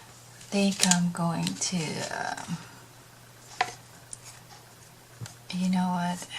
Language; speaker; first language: English; non-native, learner; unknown